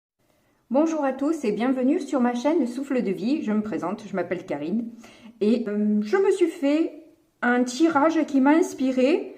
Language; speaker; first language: French; native; French